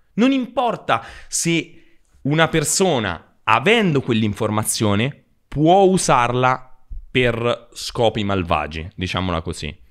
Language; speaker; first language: Italian; native; Italian